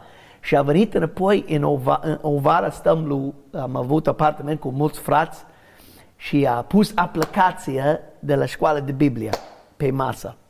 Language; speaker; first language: Romanian; non-native, learner; English